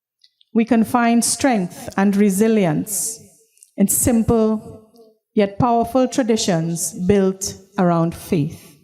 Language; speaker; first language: English; native; English